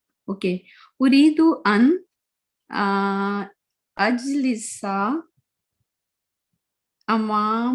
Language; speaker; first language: Arabic; non-native, learner; Urdu